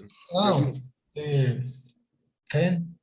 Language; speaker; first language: English; non-native, learner; Spanish